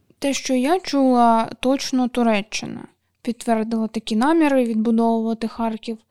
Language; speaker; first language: Ukrainian; native; Ukrainian